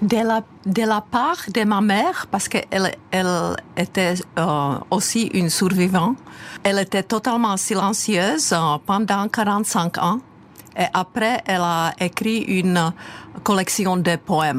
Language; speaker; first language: French; non-native, fluent; Czech